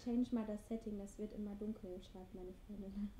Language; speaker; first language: German; native; German